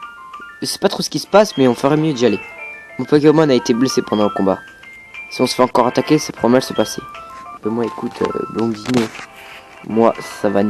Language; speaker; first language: French; native; French